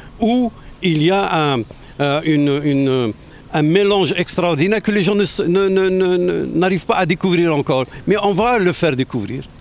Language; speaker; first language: French; non-native, local second language; Arabic